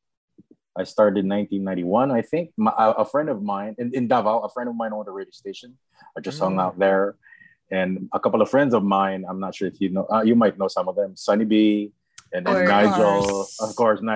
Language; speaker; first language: English; non-native, local second language; Cebuano